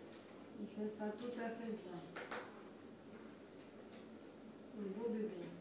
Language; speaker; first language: French; native; French